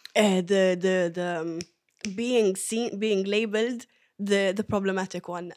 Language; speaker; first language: English; early bilingual, other home language; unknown